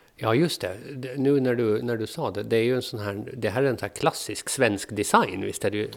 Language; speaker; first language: Swedish; native; Swedish